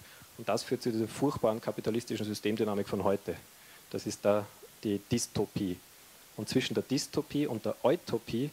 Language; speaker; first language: German; native; German